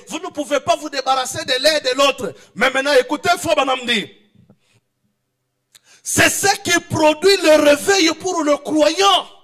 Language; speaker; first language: French; non-native, local second language; Swahili